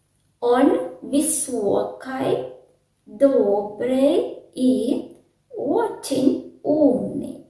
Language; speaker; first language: Russian; non-native, learner; Sinhala